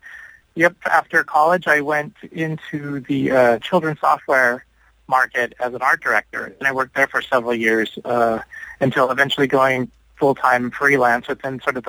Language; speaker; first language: English; native; English